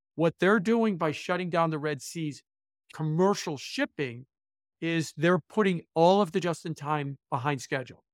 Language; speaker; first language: English; native; English